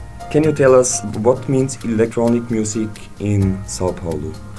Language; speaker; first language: English; non-native, fluent; German